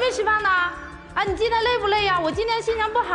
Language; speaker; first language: Chinese; native; Chinese